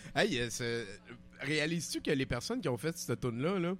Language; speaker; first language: French; native; French